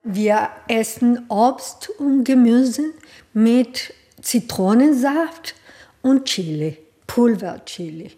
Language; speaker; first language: German; non-native, fluent; Spanish